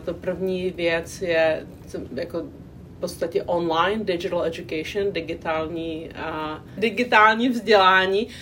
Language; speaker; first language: Czech; non-native, local second language; English